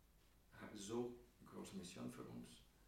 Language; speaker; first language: German; non-native, fluent; English